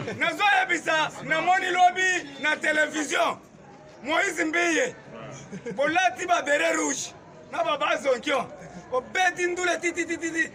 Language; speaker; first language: Lingala; non-native, local second language; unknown